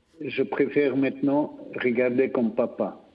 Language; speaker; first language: French; non-native, fluent; Russian